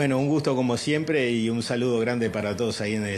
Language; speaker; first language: Spanish; native; Spanish